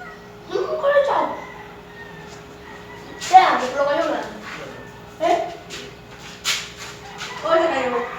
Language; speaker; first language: Spanish; native; Spanish